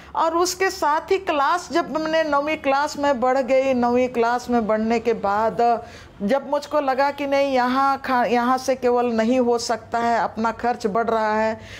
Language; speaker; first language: Hindi; non-native, local second language; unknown